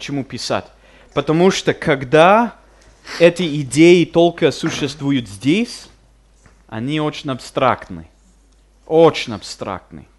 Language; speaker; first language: Russian; non-native, fluent; English